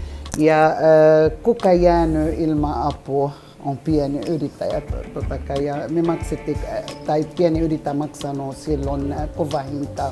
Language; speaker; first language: Finnish; non-native, fluent; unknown